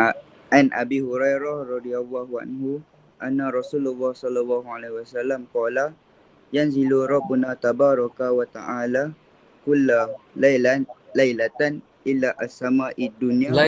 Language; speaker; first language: Arabic; non-native, learner; Malay